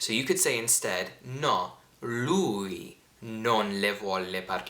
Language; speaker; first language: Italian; early bilingual, heritage; English